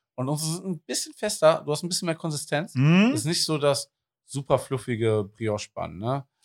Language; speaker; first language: German; native; German